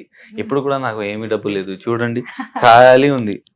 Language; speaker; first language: Telugu; non-native, local second language; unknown